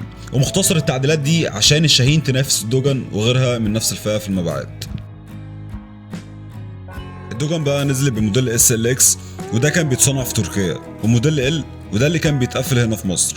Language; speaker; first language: Arabic; native; Arabic